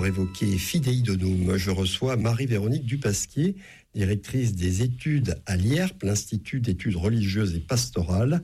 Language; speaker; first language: French; native; French